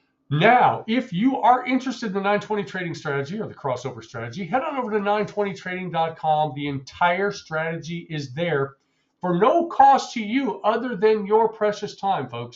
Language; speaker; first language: English; native; English